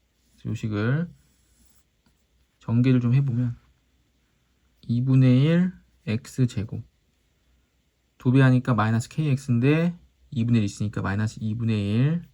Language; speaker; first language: Korean; native; Korean